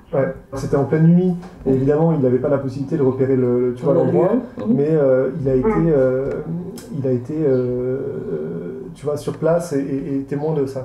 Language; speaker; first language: French; native; French